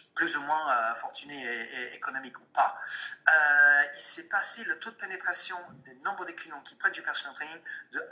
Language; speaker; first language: French; non-native, fluent; English